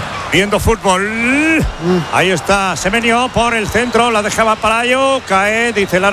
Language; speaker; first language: Spanish; native; Spanish